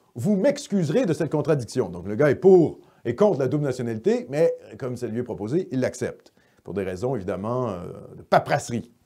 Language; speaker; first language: French; native; French